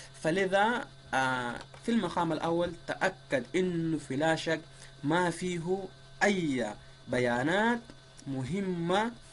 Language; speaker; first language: Arabic; native; Arabic